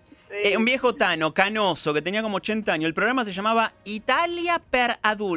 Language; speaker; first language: Spanish; native; Spanish